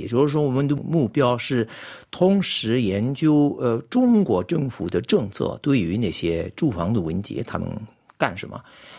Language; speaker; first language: Chinese; non-native, fluent; French